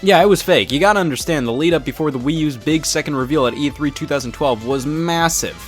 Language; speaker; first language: English; native; English